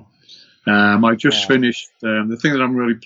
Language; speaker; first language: English; native; English